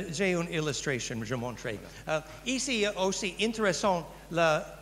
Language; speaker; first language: French; non-native, learner; English